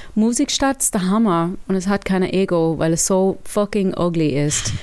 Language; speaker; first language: German; non-native, learner; English